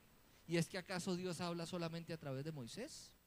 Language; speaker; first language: Spanish; native; Spanish